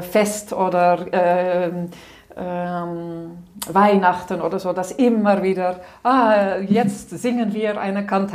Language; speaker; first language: German; non-native, fluent; Dutch